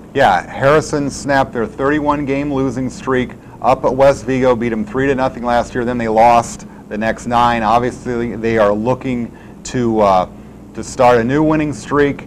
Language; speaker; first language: English; native; English